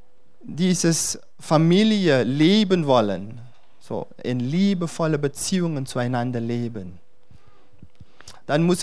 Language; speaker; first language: German; non-native, fluent; Dutch